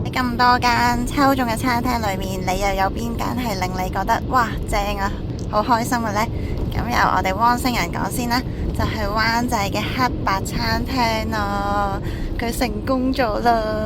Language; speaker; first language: Cantonese; native; Cantonese